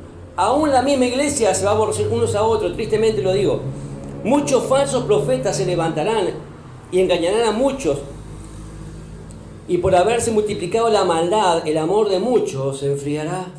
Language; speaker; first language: Spanish; native; Spanish